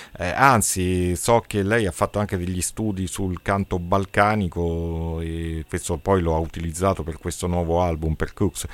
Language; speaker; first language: Italian; native; Italian